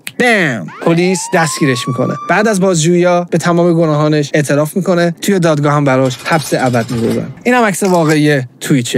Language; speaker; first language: Persian; native; Persian